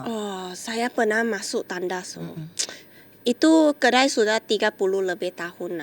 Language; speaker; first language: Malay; non-native, local second language; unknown